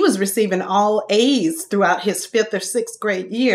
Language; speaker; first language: English; native; English